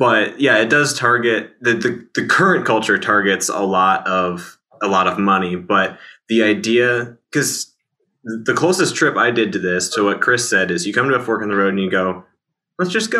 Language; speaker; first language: English; native; English